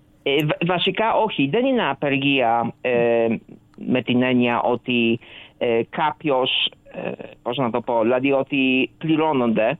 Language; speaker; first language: Greek; early bilingual, other home language; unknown